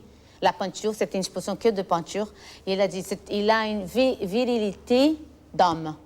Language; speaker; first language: French; non-native, fluent; Portuguese